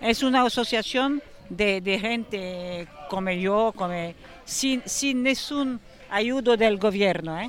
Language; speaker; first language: Spanish; non-native, learner; French